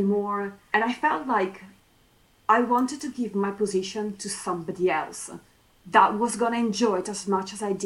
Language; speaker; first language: English; non-native, fluent; Italian